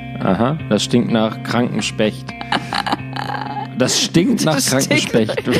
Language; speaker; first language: German; native; German